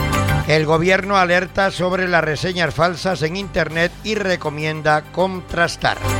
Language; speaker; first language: Spanish; native; Spanish